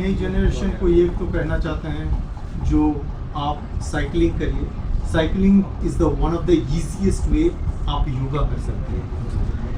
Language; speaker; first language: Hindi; non-native, local second language; Bangla